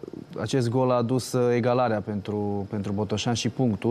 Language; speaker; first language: Romanian; native; Romanian